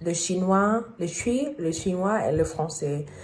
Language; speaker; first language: French; non-native, learner; English